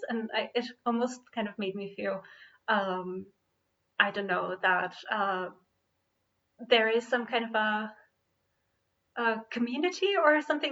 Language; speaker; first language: English; non-native, fluent; Bulgarian